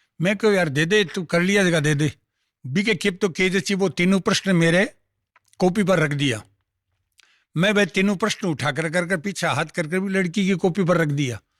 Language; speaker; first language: Hindi; non-native, local second language; Marwari